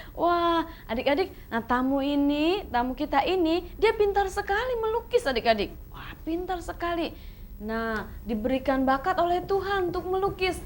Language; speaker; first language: Indonesian; native; Indonesian